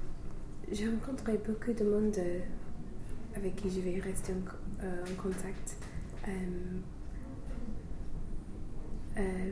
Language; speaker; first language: French; non-native, fluent; English